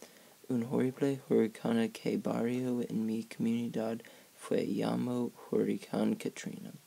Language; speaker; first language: Spanish; non-native, learner; English